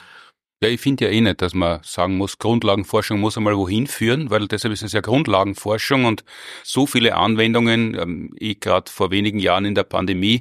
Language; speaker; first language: German; native; German